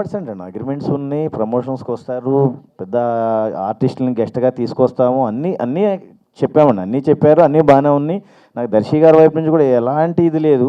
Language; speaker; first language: Telugu; native; Telugu